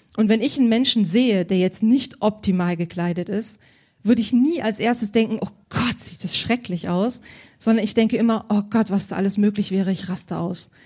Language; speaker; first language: German; native; German